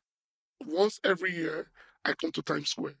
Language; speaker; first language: English; non-native, local second language; Yoruba